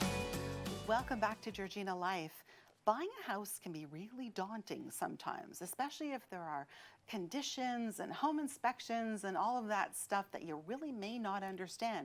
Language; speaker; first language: English; native; English